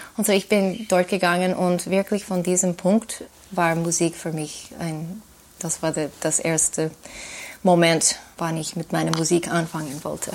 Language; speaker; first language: German; non-native, fluent; English